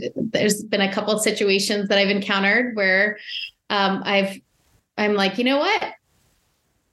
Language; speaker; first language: English; native; English